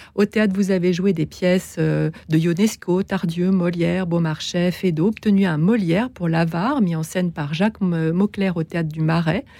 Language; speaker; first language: French; native; French